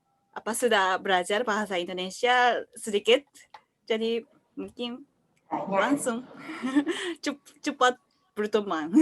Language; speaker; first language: Indonesian; non-native, fluent; Japanese